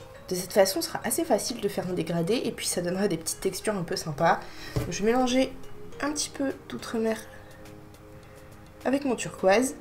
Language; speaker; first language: French; native; French